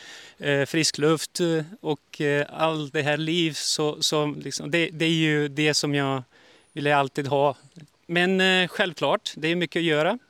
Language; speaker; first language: Swedish; early bilingual, heritage; Portuguese